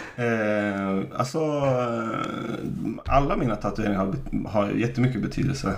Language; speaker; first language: Swedish; native; Swedish